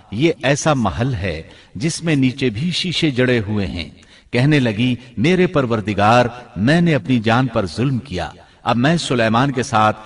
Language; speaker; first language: Urdu; native; Urdu